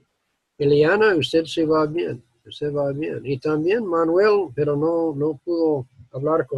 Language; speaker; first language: Spanish; non-native, learner; English